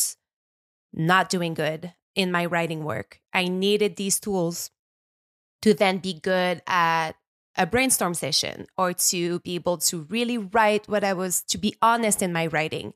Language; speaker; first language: English; non-native, fluent; French